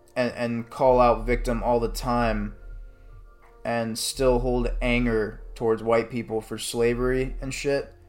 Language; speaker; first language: English; native; English